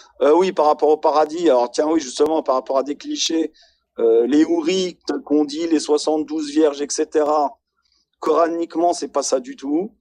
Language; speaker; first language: French; native; French